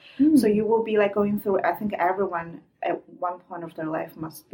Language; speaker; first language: English; non-native, fluent; Chinese